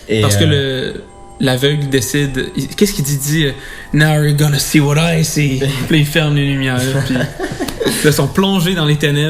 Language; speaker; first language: French; native; French